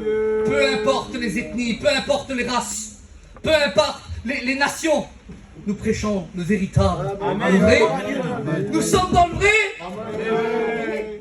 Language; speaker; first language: French; native; French